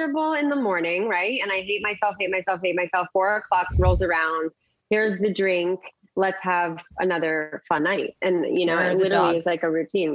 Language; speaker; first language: English; early bilingual, other home language; Italian